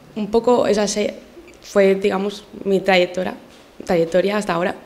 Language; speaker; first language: Spanish; native; Spanish